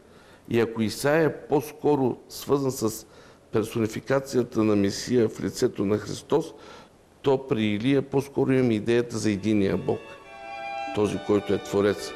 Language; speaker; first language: Bulgarian; native; Bulgarian